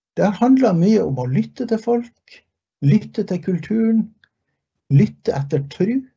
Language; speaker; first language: Norwegian; early bilingual, heritage; Norwegian